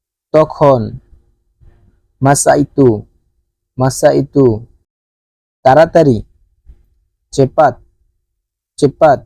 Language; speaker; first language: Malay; non-native, learner; Bangla